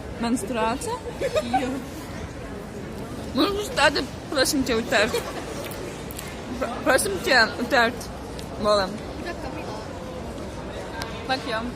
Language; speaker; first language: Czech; non-native, learner; Ukrainian